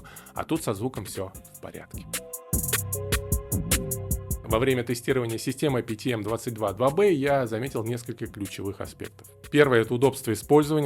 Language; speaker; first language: Russian; native; Russian